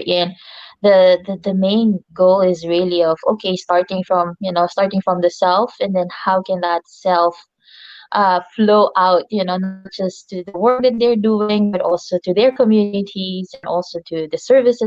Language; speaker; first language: English; non-native, local second language; Filipino